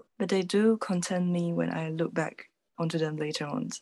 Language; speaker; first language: English; non-native, local second language; Chinese